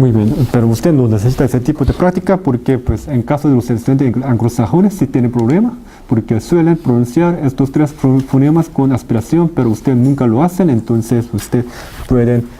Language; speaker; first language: Spanish; non-native, fluent; Korean